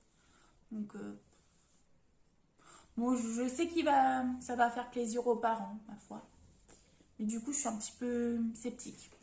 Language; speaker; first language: French; native; French